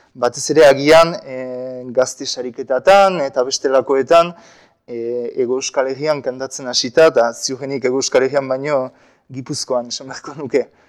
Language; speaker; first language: Basque; non-native, local second language; French